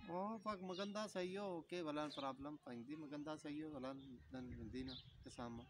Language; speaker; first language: Filipino; non-native, learner; Punjabi